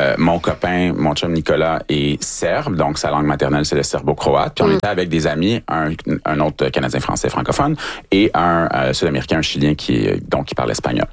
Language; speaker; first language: French; native; French